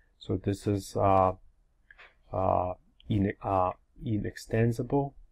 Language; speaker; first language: English; non-native, fluent; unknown